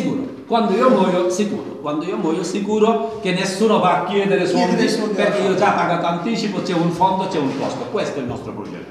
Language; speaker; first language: Italian; non-native, learner; Bangla